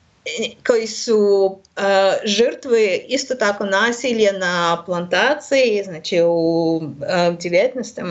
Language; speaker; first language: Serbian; non-native, learner; Russian